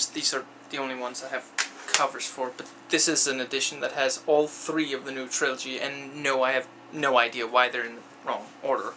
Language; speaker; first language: English; native; English